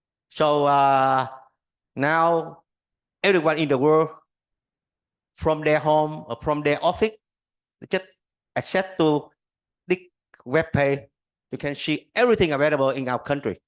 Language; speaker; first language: English; non-native, learner; Vietnamese